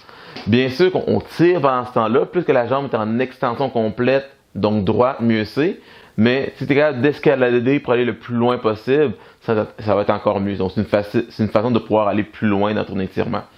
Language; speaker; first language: French; native; French